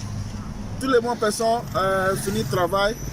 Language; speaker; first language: French; non-native, learner; English